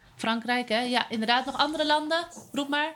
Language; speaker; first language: Dutch; native; Dutch